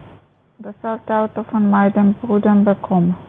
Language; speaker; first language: German; non-native, learner; Macedonian